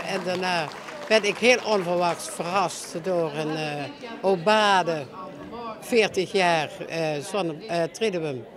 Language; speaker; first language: Dutch; native; Dutch